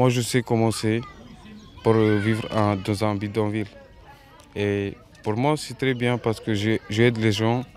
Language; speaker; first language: French; non-native, learner; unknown